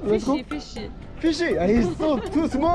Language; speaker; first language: English; non-native, learner; Korean